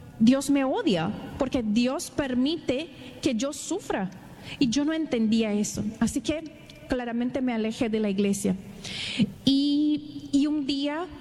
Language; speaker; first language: Spanish; non-native, learner; Portuguese